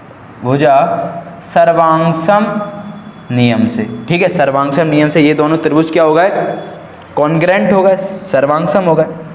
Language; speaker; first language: Hindi; native; Hindi